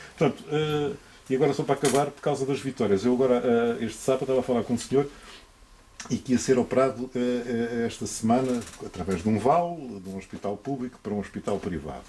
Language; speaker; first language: Portuguese; native; Portuguese